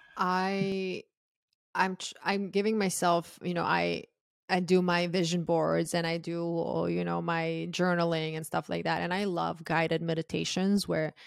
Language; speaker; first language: English; non-native, fluent; Croatian